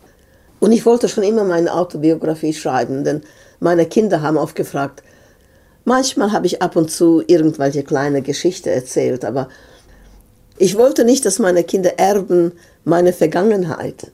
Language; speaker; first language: German; non-native, fluent; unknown